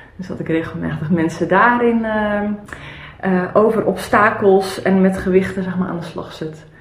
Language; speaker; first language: Dutch; early bilingual, other home language; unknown